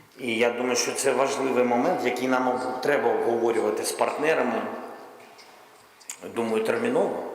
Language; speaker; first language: Ukrainian; non-native, local second language; Russian